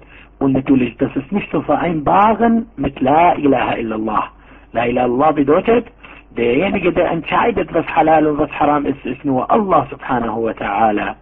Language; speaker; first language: German; non-native, fluent; Arabic